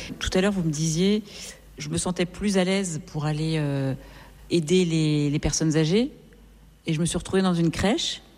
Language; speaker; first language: French; native; French